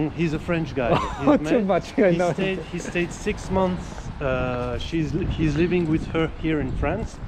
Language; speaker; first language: English; non-native, fluent; French